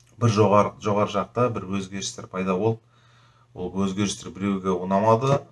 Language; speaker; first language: Kazakh; native; Kazakh